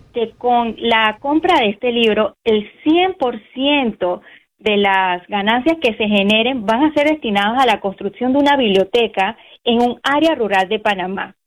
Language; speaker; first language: Spanish; native; Spanish